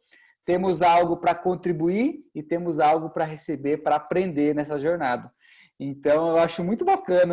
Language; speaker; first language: Portuguese; native; Portuguese